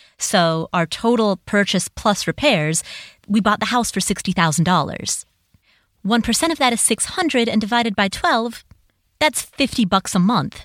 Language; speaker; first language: English; native; English